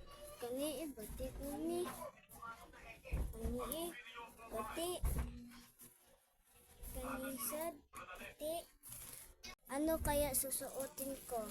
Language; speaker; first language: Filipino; non-native, local second language; Cebuano